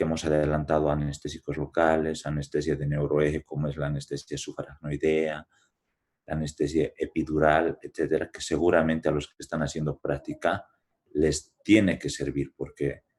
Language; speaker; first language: Spanish; native; Spanish